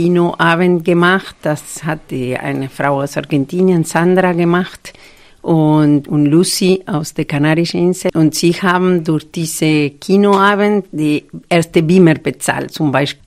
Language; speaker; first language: German; non-native, fluent; Spanish